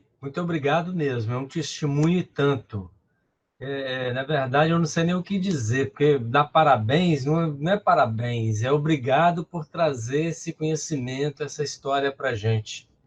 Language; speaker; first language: Portuguese; native; Portuguese